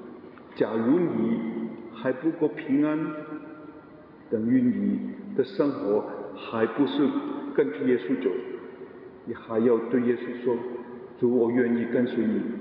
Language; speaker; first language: Chinese; non-native, local second language; Cantonese